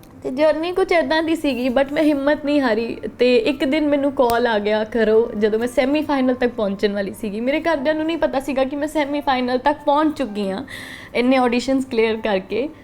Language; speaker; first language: Punjabi; native; Punjabi